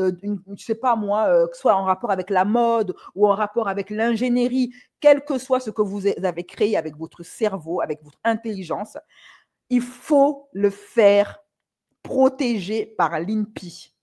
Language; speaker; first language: French; native; French